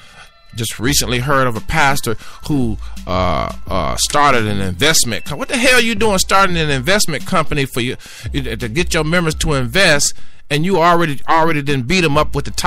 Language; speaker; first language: English; native; English